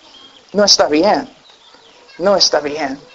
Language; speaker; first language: Spanish; non-native, fluent; English